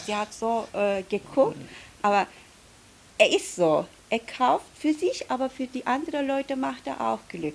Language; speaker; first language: German; non-native, fluent; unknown